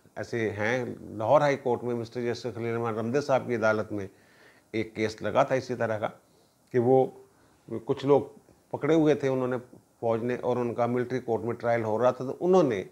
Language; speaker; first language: Urdu; non-native, local second language; Punjabi